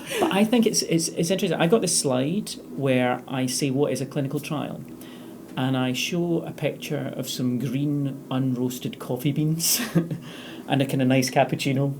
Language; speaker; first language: English; native; English